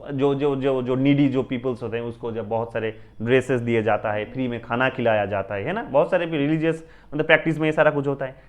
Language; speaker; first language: Hindi; non-native, local second language; Bangla